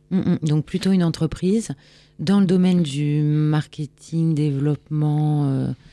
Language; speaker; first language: French; native; French